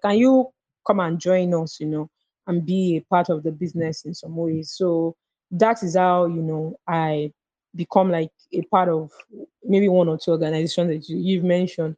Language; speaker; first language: English; non-native, local second language; Yoruba